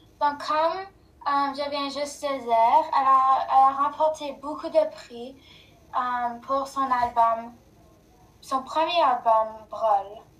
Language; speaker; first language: French; non-native, local second language; English